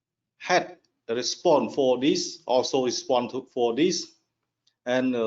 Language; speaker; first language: English; non-native, learner; Khmer